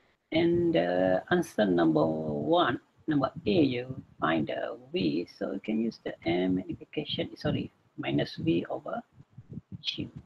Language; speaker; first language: English; non-native, local second language; Malay